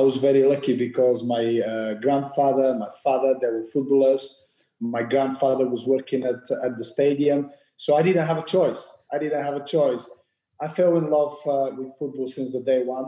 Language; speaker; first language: English; non-native, fluent; Bulgarian